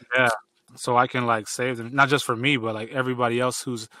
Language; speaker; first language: English; early bilingual, other home language; Filipino